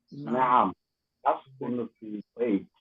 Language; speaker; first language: Arabic; non-native, learner; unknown